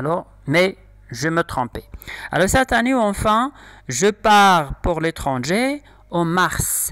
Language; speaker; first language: French; non-native, local second language; Arabic